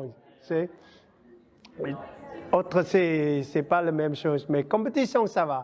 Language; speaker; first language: French; non-native, learner; Vietnamese